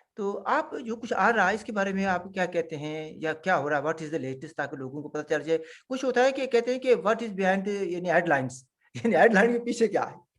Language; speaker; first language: Urdu; non-native, local second language; Punjabi